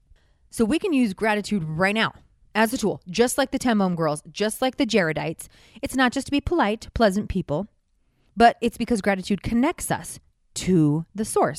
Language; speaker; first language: English; native; English